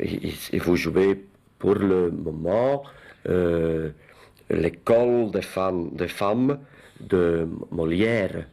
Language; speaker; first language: French; non-native, local second language; Dutch